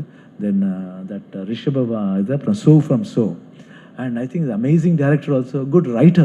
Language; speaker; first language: Tamil; non-native, fluent; Kannada